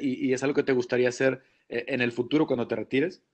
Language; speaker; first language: Spanish; native; Spanish